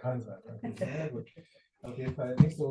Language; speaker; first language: German; native; German